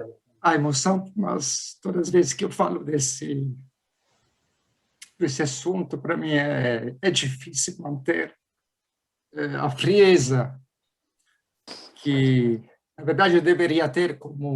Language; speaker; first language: Portuguese; non-native, fluent; Italian